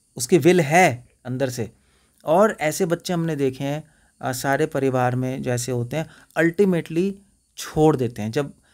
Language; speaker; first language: Hindi; native; Hindi